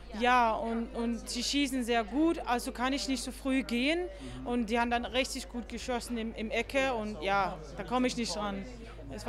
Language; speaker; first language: German; non-native, fluent; Danish